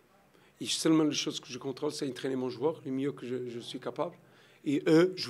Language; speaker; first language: French; non-native, learner; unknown